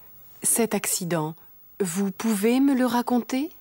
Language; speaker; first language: French; non-native, fluent; German